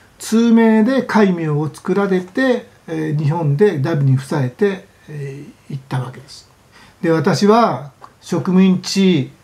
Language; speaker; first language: Japanese; native; Japanese